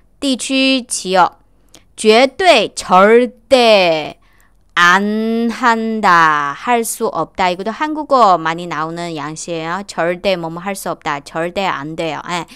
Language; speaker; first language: Korean; non-native, fluent; Chinese